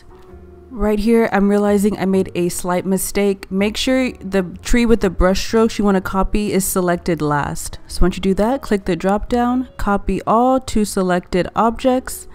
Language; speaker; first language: English; native; English